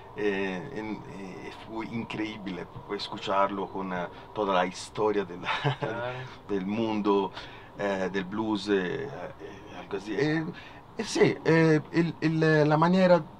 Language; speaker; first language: Spanish; non-native, learner; Italian